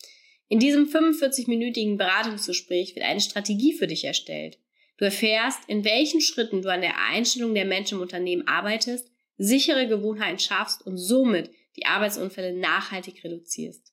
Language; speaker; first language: German; native; German